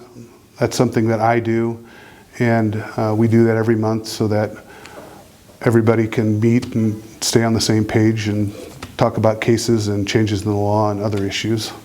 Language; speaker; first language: English; native; English